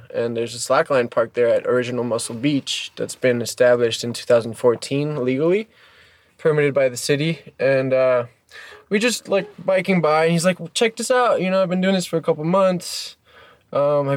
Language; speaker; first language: English; early bilingual, other home language; French